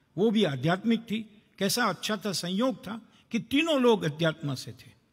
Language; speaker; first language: Hindi; non-native, local second language; Gujarati